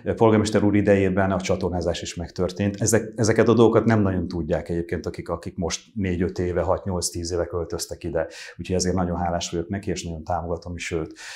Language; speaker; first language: Hungarian; native; Hungarian